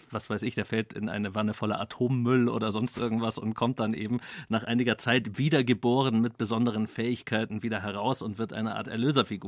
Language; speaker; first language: German; native; German